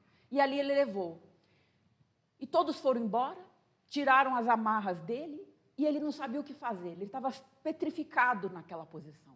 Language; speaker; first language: Portuguese; native; Portuguese